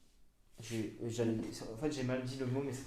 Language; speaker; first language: French; native; French